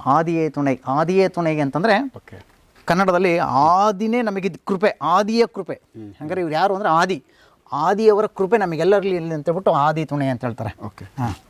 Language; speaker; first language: Kannada; native; Kannada